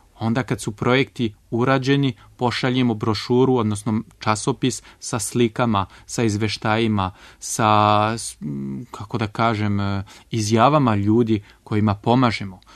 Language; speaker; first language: Serbian; non-native, fluent; French